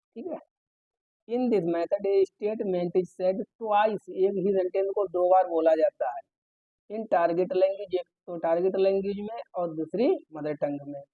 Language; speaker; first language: Hindi; native; Hindi